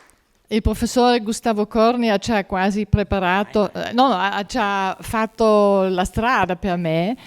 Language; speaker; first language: Italian; non-native, fluent; German